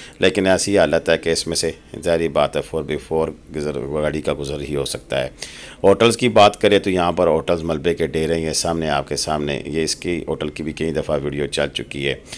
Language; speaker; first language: Urdu; non-native, local second language; Pahari-Potwari